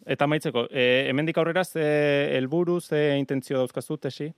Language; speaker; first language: Basque; native; Basque